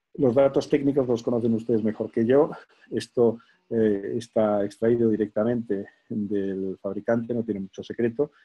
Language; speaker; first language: Spanish; native; Spanish